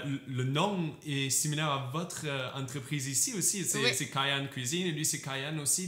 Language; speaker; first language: French; native; French